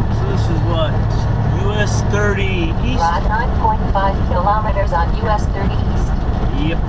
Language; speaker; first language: English; native; English